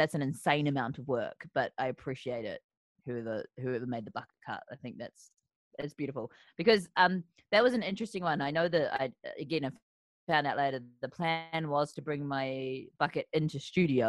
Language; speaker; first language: English; native; English